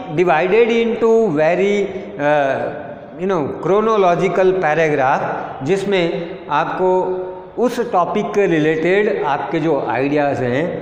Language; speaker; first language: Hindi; non-native, local second language; Gujarati